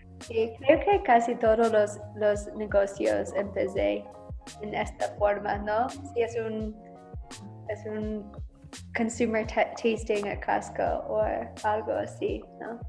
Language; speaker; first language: Spanish; non-native, learner; English